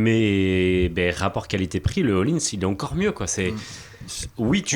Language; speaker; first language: French; native; French